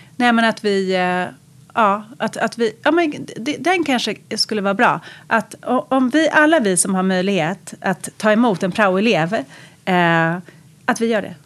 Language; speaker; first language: Swedish; native; Swedish